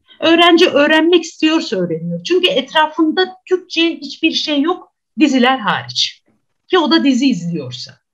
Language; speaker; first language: Turkish; native; Turkish